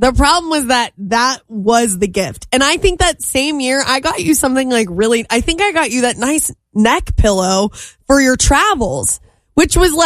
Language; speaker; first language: English; native; English